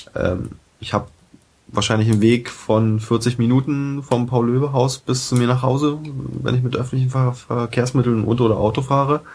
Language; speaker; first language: German; native; German